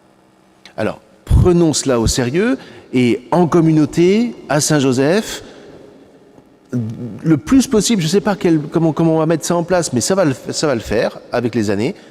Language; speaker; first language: French; native; French